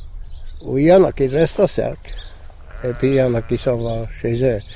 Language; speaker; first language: French; non-native, local second language; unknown